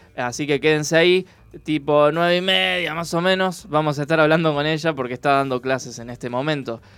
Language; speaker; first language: Spanish; native; Spanish